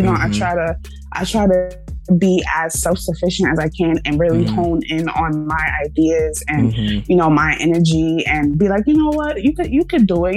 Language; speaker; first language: English; native; English